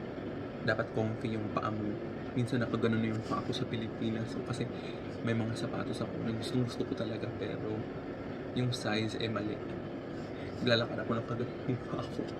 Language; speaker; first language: Filipino; native; Filipino